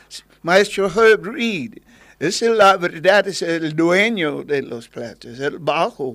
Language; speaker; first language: Spanish; non-native, learner; English